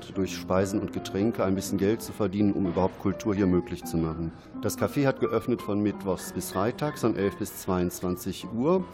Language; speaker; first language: German; native; German